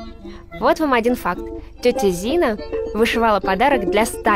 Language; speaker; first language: Russian; native; Russian